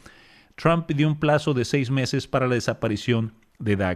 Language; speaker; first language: Spanish; native; Spanish